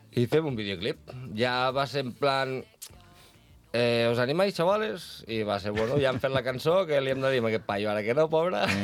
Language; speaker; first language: Catalan; non-native, local second language; Spanish